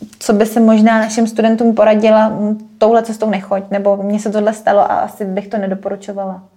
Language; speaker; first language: Czech; native; Czech